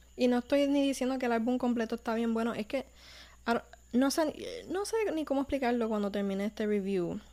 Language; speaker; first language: Spanish; early bilingual, heritage; Spanish